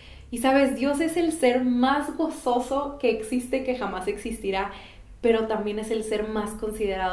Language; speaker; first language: Spanish; native; Spanish